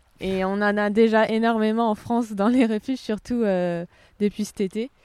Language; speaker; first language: French; native; French